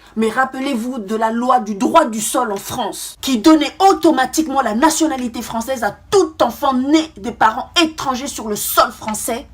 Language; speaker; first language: French; non-native, local second language; Kongo